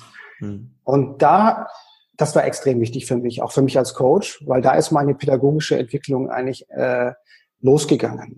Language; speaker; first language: German; native; German